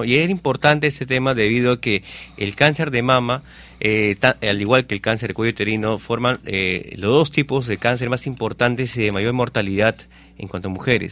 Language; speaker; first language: Spanish; native; Spanish